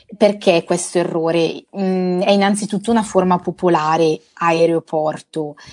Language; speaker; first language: Italian; native; Italian